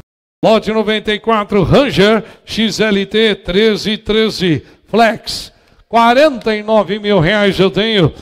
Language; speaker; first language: Portuguese; native; Portuguese